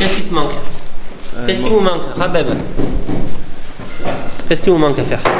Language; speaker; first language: French; native; French